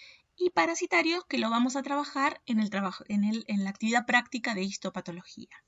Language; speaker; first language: Spanish; native; Spanish